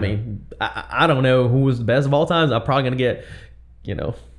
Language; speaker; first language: English; non-native, fluent; Portuguese